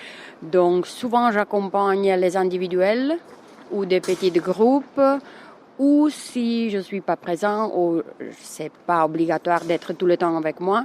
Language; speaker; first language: French; non-native, fluent; Czech